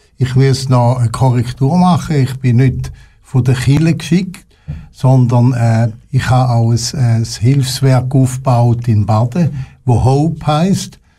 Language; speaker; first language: German; non-native, local second language; French